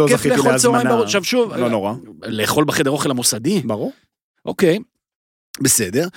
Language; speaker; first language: Hebrew; native; Hebrew